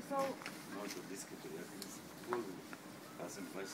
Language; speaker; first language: Bulgarian; non-native, learner; Arabic